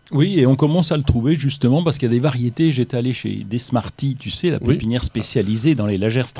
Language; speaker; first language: French; native; French